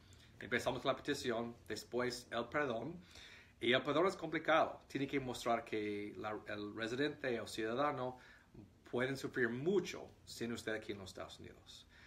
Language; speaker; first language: Spanish; non-native, fluent; English